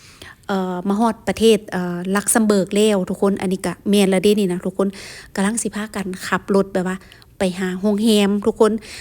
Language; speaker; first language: Thai; non-native, local second language; Lao